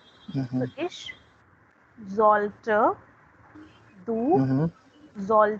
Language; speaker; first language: German; non-native, fluent; Hindi